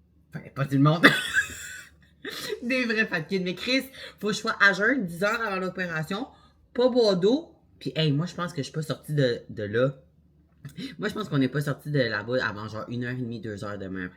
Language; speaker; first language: French; native; French